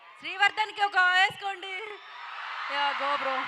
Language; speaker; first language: Telugu; native; Telugu